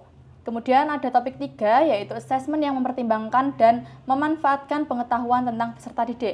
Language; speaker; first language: Indonesian; native; Indonesian